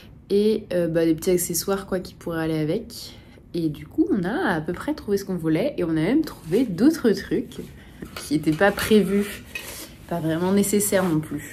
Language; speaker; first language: French; native; French